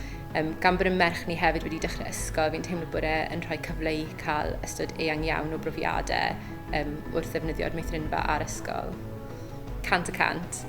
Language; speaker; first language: Welsh; native; Welsh